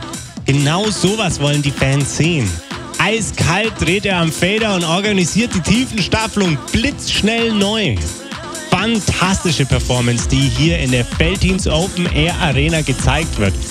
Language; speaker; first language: German; native; German